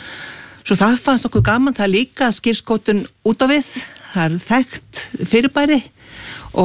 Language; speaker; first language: Icelandic; native; Icelandic